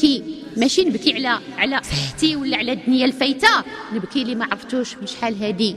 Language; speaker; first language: Arabic; native; Arabic